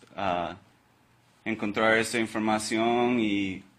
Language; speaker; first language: Spanish; non-native, learner; English